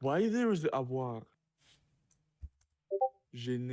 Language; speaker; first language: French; non-native, learner; Russian